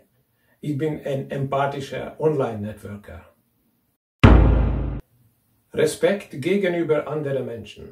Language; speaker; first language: German; non-native, fluent; Hungarian